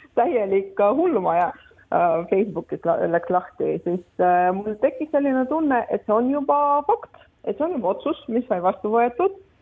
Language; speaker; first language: Estonian; non-native, local second language; Russian